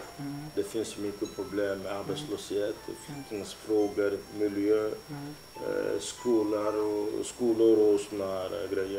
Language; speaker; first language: Swedish; non-native, fluent; Lingala